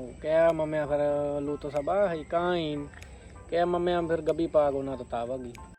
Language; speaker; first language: Filipino; non-native, learner; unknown